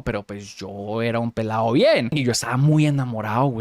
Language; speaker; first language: Spanish; native; Spanish